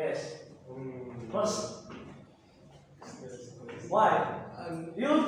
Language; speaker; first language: English; non-native, learner; Indonesian